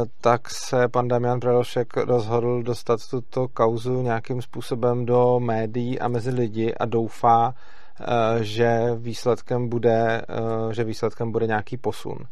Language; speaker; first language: Czech; native; Czech